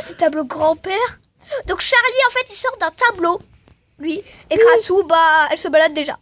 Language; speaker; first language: French; native; French